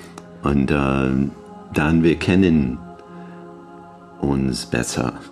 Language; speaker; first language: German; non-native, learner; English